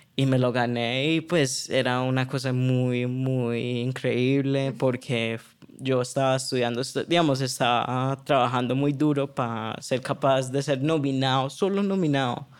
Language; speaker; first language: Spanish; early bilingual, heritage; Spanish